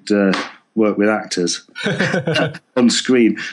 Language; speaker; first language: English; native; English